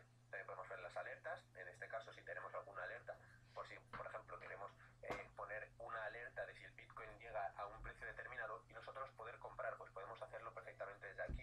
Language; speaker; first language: Spanish; native; Spanish